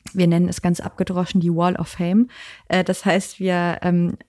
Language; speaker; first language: German; native; German